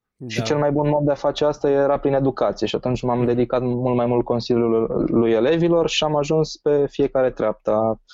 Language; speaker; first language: Romanian; native; Romanian